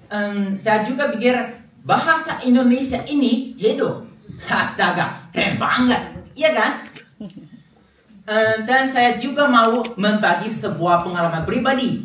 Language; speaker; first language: Indonesian; non-native, fluent; Chinese